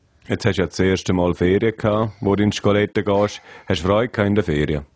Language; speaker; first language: German; native; German